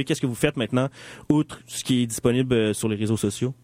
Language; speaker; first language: French; native; French